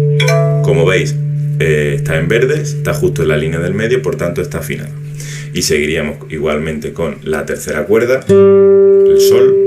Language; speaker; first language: Spanish; native; Spanish